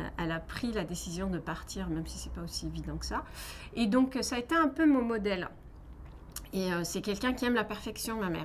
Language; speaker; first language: French; non-native, local second language; Kabyle